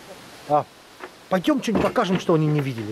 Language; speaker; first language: Russian; native; Russian